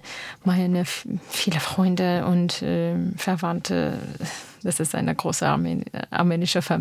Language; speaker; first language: German; non-native, learner; Armenian